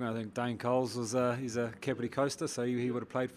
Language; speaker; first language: English; native; English